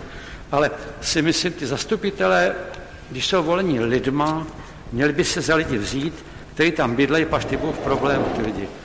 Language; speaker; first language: Czech; native; Czech